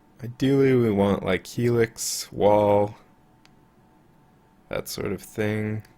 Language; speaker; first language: English; native; English